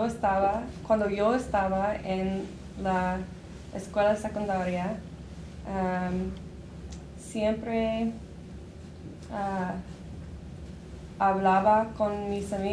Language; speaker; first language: Spanish; non-native, learner; English